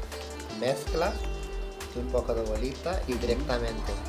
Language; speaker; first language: Spanish; non-native, learner; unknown